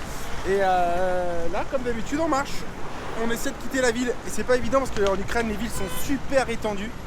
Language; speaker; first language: French; native; French